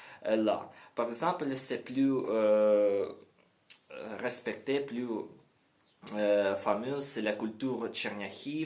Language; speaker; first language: French; non-native, learner; Ukrainian